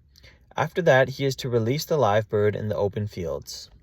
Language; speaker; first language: English; native; English